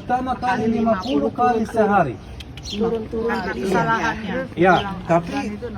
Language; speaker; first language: Indonesian; non-native, fluent; Arabic